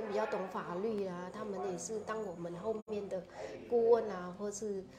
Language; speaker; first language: Chinese; non-native, fluent; Vietnamese